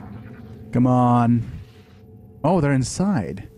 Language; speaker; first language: English; native; English